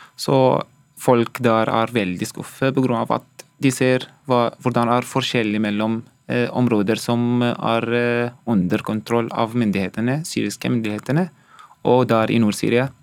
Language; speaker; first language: Norwegian; non-native, learner; Arabic